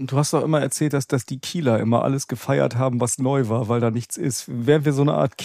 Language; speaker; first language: German; native; German